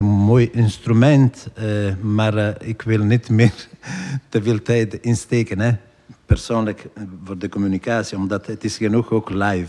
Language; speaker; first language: Dutch; non-native, fluent; Italian